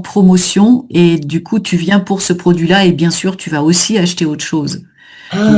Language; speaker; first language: French; native; French